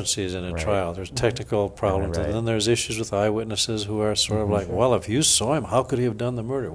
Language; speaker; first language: English; native; English